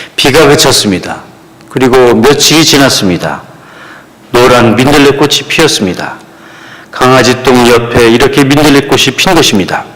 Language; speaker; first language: Korean; native; Korean